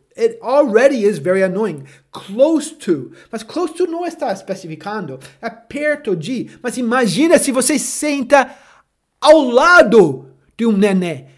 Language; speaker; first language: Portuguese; non-native, fluent; English